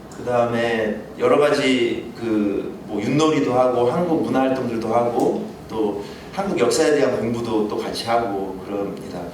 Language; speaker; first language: Korean; native; Korean